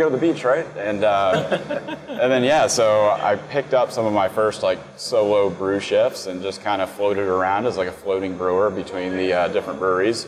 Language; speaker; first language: English; native; English